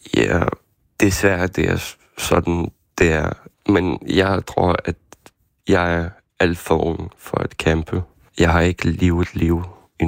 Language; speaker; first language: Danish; non-native, fluent; Ukrainian